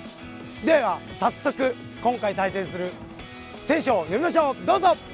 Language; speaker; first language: Japanese; native; Japanese